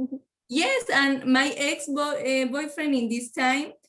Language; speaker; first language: English; non-native, learner; Spanish